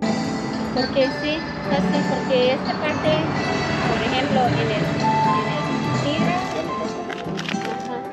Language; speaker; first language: Spanish; non-native, learner; English